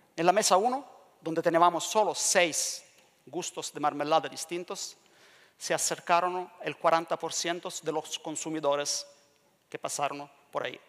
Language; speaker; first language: Spanish; non-native, learner; Italian